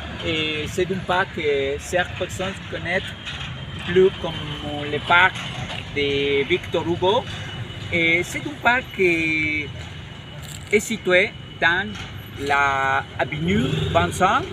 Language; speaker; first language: French; non-native, learner; Spanish